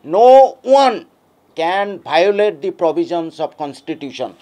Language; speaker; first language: English; non-native, local second language; Assamese